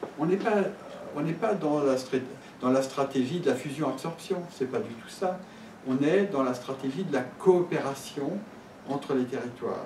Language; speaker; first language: French; native; French